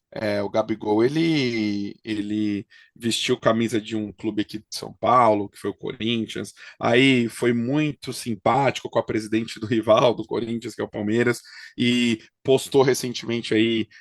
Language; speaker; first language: Portuguese; native; Portuguese